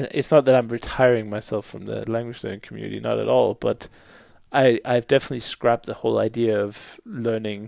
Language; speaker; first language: English; non-native, fluent; Danish